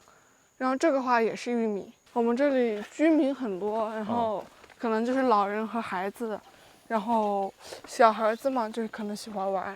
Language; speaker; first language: Chinese; native; Chinese